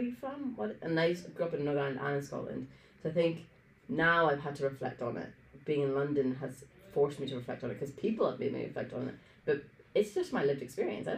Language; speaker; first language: English; early bilingual, other home language; Arabic